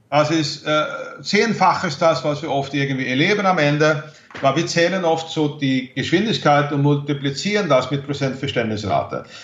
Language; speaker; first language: German; non-native, fluent; Swedish